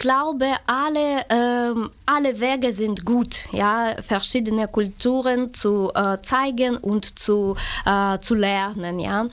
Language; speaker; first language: German; non-native, fluent; Ukrainian